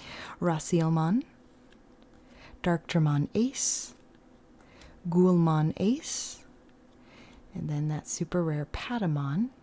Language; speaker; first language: English; native; English